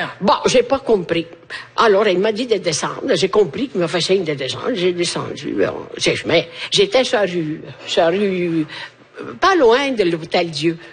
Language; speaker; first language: French; non-native, fluent; Italian